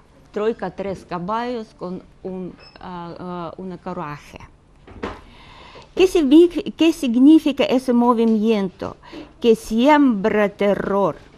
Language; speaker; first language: Spanish; non-native, fluent; Russian